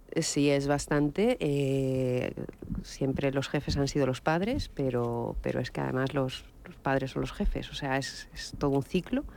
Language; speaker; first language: Spanish; native; Spanish